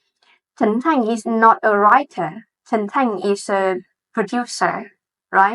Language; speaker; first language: English; non-native, fluent; Vietnamese